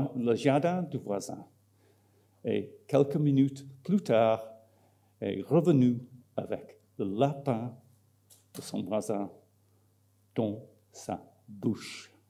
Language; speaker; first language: French; non-native, fluent; English